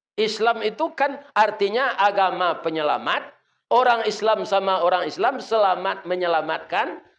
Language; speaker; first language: Malay; non-native, local second language; Minangkabau